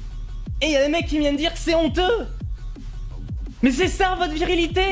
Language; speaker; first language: French; native; French